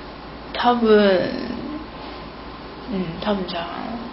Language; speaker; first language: Japanese; non-native, learner; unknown